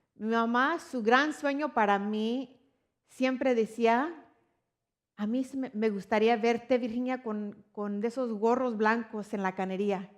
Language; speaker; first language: Spanish; early bilingual, heritage; Spanish